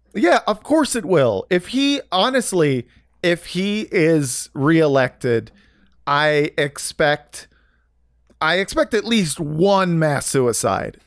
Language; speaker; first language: English; native; English